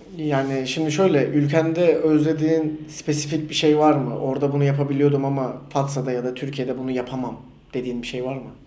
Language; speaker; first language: Turkish; native; Turkish